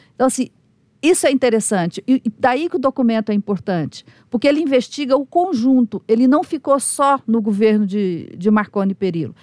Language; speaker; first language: Portuguese; native; Portuguese